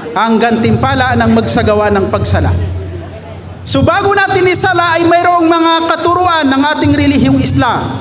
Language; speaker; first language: Filipino; non-native, local second language; Maguindanaon